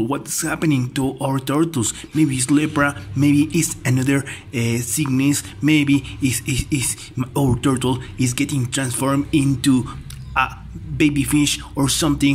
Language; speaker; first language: English; non-native, fluent; Spanish